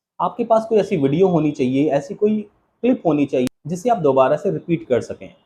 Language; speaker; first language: Hindi; native; Hindi